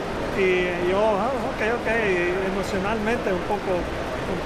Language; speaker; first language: Spanish; early bilingual, heritage; Spanish